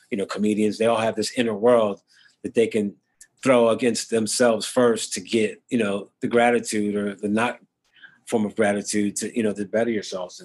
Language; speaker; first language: English; native; English